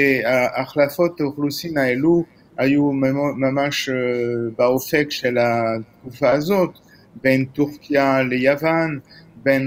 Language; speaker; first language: Hebrew; non-native, fluent; French